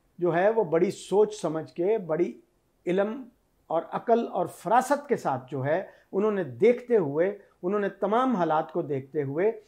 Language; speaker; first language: Urdu; non-native, local second language; Punjabi